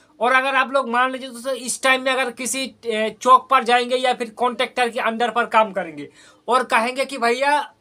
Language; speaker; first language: Hindi; non-native, local second language; Bangla